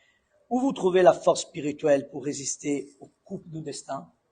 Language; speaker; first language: French; non-native, fluent; Italian